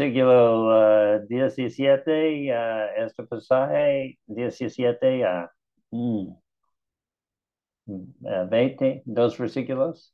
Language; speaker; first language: Spanish; non-native, learner; English